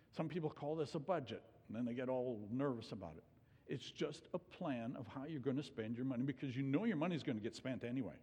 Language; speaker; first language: English; native; English